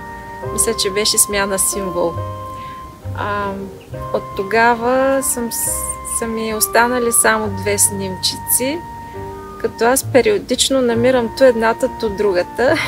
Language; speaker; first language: Bulgarian; native; Bulgarian